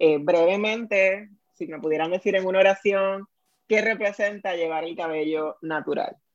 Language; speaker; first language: Spanish; native; Spanish